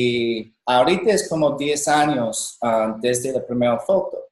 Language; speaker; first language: Spanish; non-native, learner; English